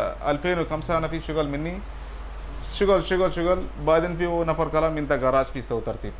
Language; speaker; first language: Arabic; non-native, learner; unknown